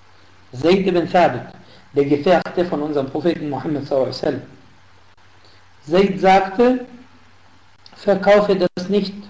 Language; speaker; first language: German; non-native, fluent; Arabic